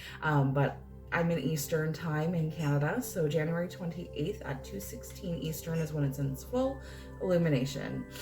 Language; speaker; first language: English; native; English